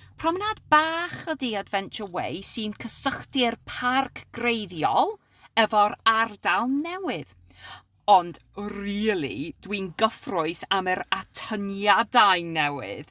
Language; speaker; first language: Welsh; non-native, learner; English